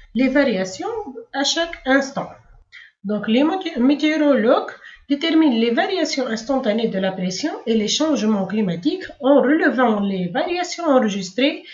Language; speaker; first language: French; non-native, local second language; Arabic